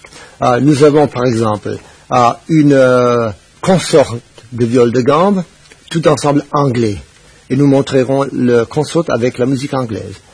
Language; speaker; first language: French; non-native, fluent; Spanish